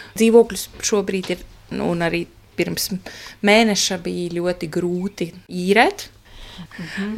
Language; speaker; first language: Latvian; non-native, fluent; Estonian